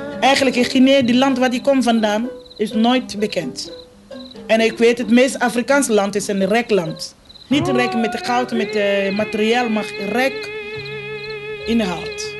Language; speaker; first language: Dutch; non-native, fluent; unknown